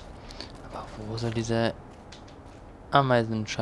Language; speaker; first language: German; native; German